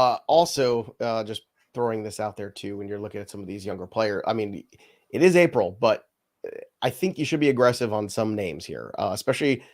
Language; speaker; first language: English; native; English